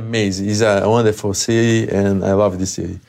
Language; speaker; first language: English; non-native, learner; Portuguese